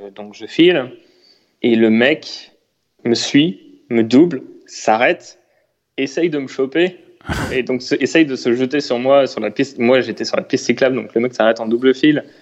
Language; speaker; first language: French; native; French